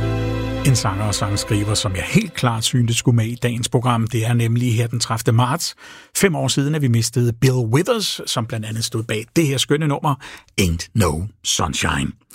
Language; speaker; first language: Danish; native; Danish